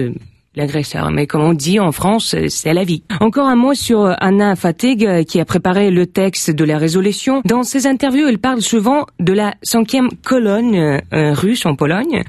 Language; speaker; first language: French; non-native, fluent; Russian